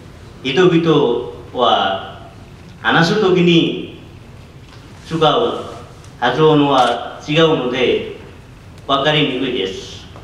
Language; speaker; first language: Japanese; non-native, learner; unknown